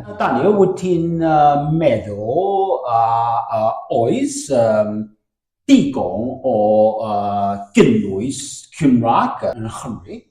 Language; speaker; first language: Welsh; non-native, learner; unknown